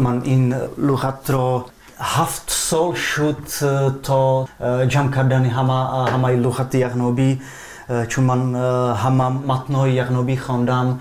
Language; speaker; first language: Tajik; non-native, fluent; Czech